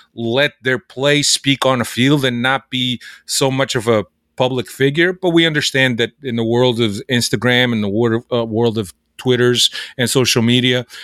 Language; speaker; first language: English; early bilingual, other home language; Portuguese